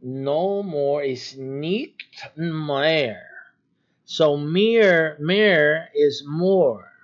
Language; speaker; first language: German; non-native, learner; English